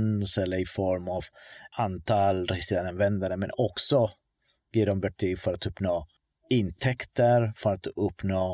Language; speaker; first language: Swedish; non-native, fluent; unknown